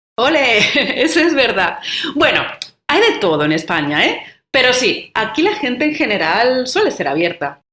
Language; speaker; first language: Spanish; native; Spanish